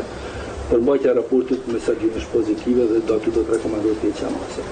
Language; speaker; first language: Albanian; native; Albanian